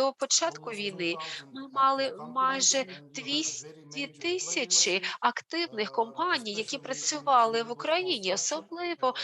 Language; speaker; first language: Ukrainian; non-native, fluent; Turkish